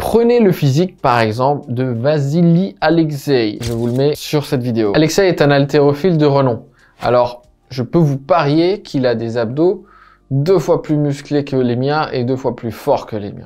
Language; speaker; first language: French; native; French